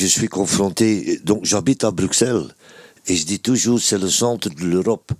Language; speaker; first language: French; non-native, local second language; Dutch